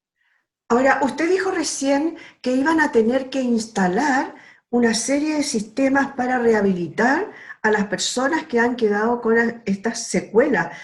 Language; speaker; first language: Spanish; native; Spanish